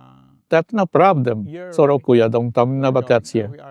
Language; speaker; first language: Polish; non-native, fluent; Filipino